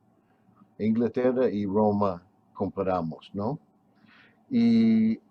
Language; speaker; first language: Spanish; non-native, fluent; English